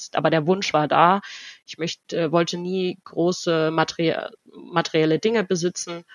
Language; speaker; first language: German; native; German